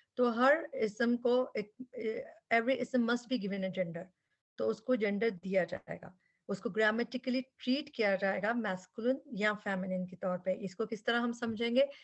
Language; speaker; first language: Urdu; native; Urdu